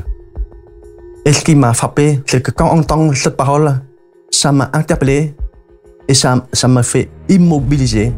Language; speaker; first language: French; non-native, fluent; Khmer